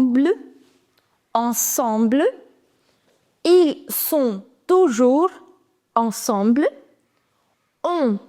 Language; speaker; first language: French; non-native, fluent; Hindi